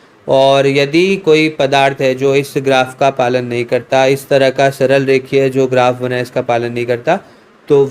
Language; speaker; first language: Hindi; native; Hindi